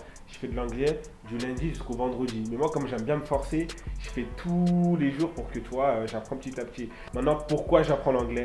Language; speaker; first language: French; native; French